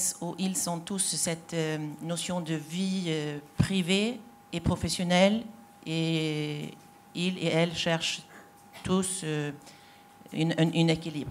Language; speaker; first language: French; non-native, fluent; Swedish